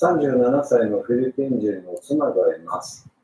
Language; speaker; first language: Japanese; native; Japanese